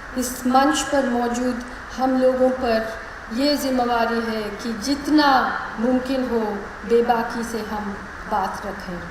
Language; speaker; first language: Hindi; non-native, local second language; Malayalam